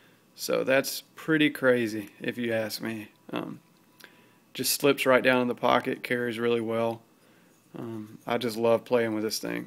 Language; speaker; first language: English; native; English